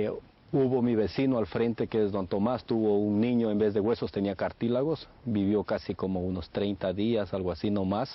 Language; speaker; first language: Spanish; native; Spanish